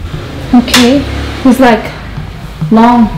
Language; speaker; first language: English; non-native, learner; Thai